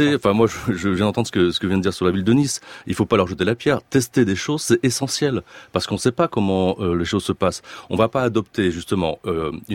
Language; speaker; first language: French; native; French